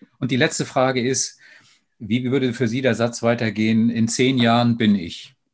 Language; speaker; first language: German; native; German